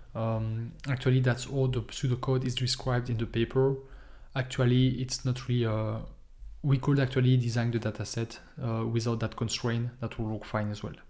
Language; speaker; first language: English; non-native, fluent; French